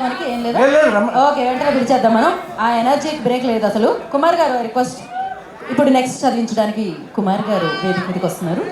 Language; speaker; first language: Telugu; native; Telugu